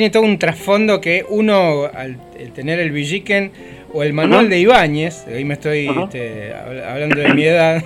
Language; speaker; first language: Spanish; native; Spanish